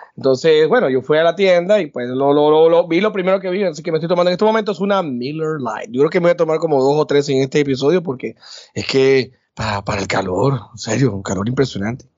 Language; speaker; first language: Spanish; native; Spanish